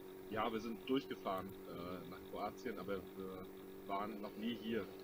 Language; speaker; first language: German; native; German